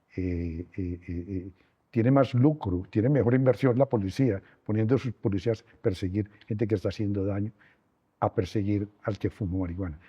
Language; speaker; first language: Spanish; native; Spanish